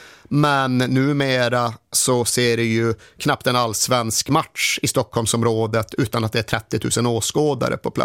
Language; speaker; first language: Swedish; native; Swedish